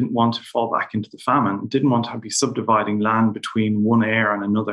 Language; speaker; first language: English; native; English